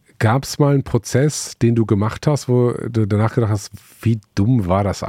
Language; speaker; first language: German; native; German